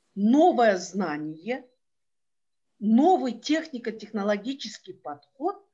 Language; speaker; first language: Russian; non-native, local second language; Kyrgyz